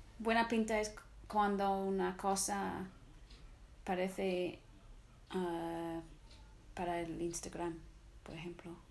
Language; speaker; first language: Spanish; non-native, learner; English